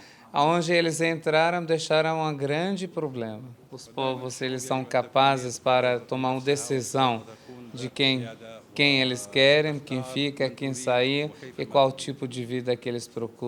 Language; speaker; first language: Portuguese; non-native, fluent; Arabic